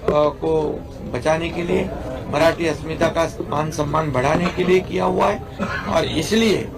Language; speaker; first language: Hindi; non-native, local second language; Marathi